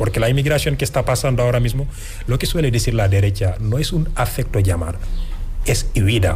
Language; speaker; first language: Spanish; non-native, fluent; Wolof